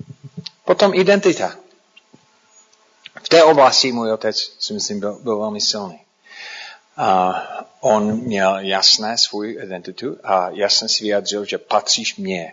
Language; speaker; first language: Czech; non-native, fluent; English